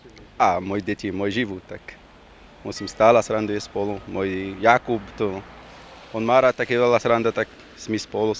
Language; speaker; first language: Slovak; non-native, learner; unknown